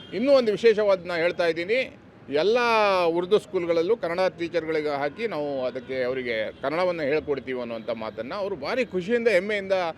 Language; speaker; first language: Kannada; native; Kannada